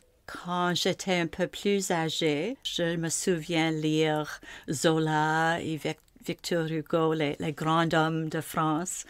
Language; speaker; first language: French; non-native, local second language; English